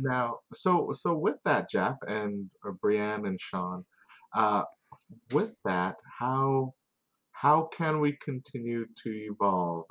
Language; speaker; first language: English; native; English